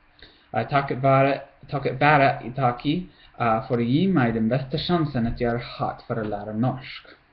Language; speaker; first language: Norwegian; non-native, learner; English